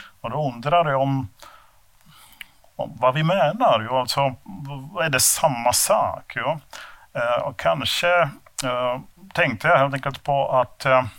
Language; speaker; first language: Swedish; non-native, fluent; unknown